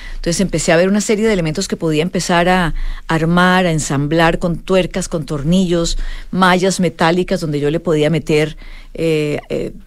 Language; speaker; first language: Spanish; native; Spanish